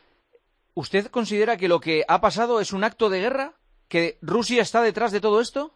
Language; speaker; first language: Spanish; native; Spanish